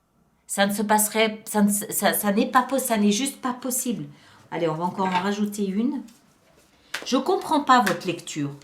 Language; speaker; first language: French; native; French